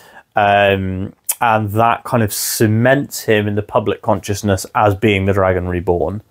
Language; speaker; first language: English; native; English